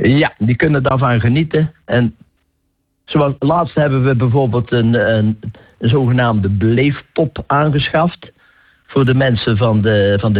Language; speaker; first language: Dutch; native; Dutch